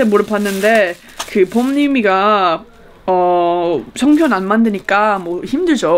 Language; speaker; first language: Korean; non-native, fluent; English